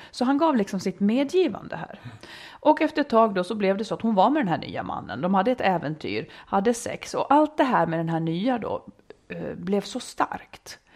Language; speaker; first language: Swedish; native; Swedish